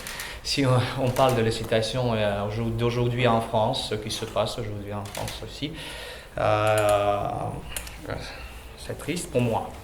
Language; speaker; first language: French; non-native, learner; Russian